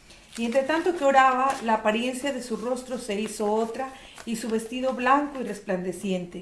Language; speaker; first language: Spanish; native; Spanish